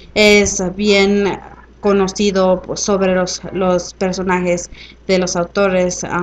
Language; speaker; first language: Spanish; early bilingual, heritage; Spanish